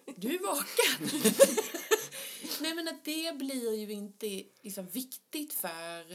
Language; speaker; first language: Swedish; native; Swedish